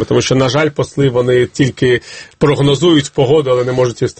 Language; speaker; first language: Ukrainian; native; Ukrainian